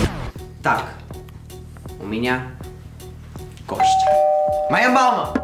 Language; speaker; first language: Russian; early bilingual, heritage; Russian